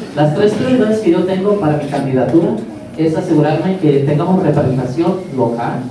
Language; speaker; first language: Spanish; early bilingual, heritage; Spanish